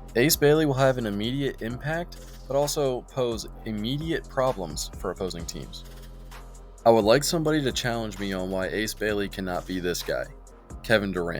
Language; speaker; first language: English; native; English